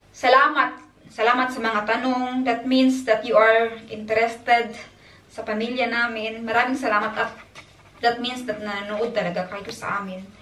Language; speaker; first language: Filipino; non-native, local second language; Cebuano